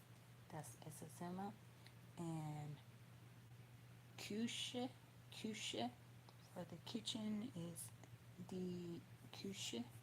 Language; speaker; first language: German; non-native, learner; English